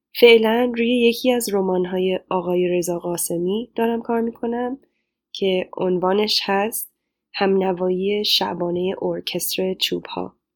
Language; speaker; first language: Persian; non-native, fluent; English